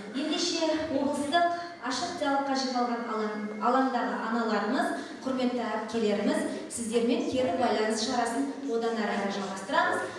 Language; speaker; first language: Kazakh; native; Kazakh